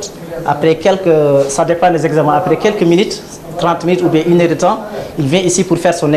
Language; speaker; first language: French; non-native, local second language; Arabic